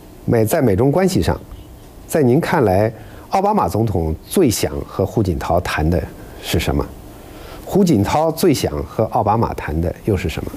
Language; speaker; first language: Chinese; native; Chinese